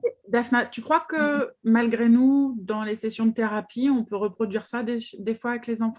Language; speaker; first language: French; native; French